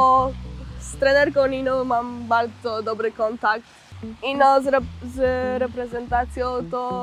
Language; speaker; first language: Polish; early bilingual, heritage; Polish